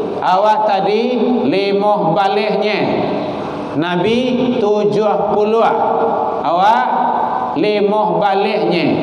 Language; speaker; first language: Malay; non-native, local second language; Minangkabau